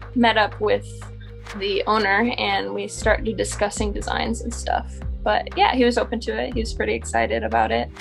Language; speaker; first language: English; native; English